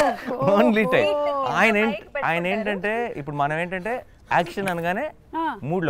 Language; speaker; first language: Telugu; native; Telugu